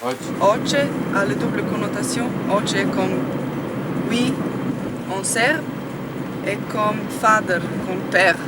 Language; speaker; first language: French; non-native, fluent; Slovenian